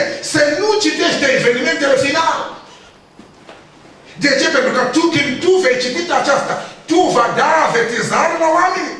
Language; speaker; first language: Romanian; non-native, learner; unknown